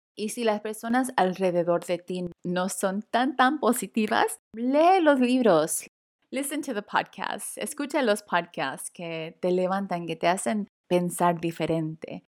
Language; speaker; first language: Spanish; early bilingual, heritage; Spanish